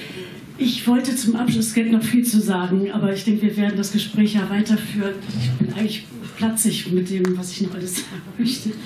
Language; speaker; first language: German; native; German